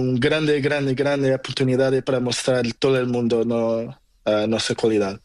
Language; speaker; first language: Spanish; non-native, learner; Portuguese